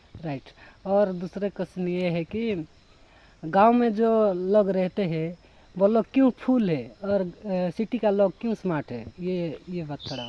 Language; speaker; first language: Hindi; non-native, local second language; Odia